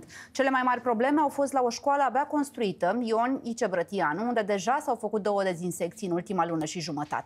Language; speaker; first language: Romanian; native; Romanian